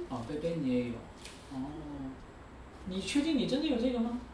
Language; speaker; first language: Chinese; native; Chinese